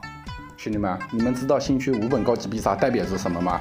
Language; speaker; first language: Chinese; native; Chinese